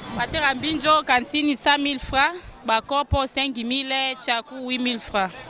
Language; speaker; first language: Lingala; native; Lingala